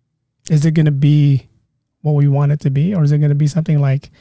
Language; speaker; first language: English; native; English